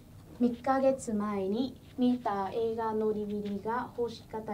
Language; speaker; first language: Japanese; non-native, fluent; Vietnamese